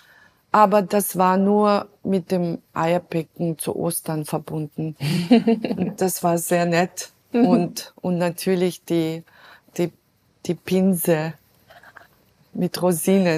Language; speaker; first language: German; non-native, fluent; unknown